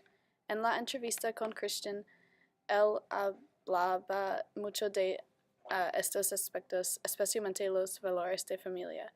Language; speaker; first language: Spanish; non-native, learner; English